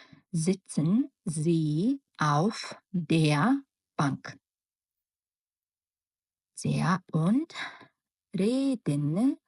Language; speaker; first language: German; non-native, fluent; Mongolian